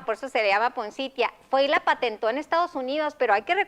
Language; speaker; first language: Spanish; native; Spanish